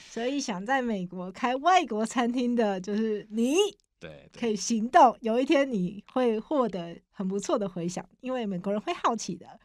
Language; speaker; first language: Chinese; native; Chinese